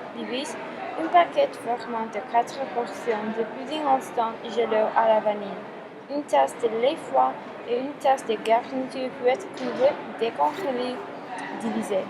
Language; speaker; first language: French; non-native, learner; English